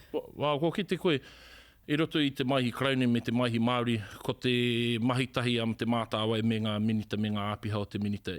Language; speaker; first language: Māori; native; Māori